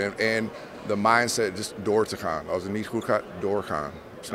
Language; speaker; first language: Dutch; non-native, fluent; English